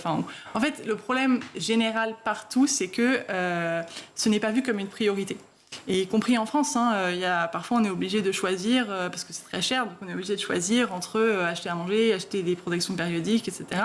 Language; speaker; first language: French; native; French